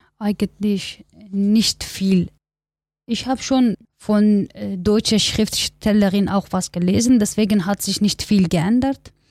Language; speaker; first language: German; non-native, learner; Kurdish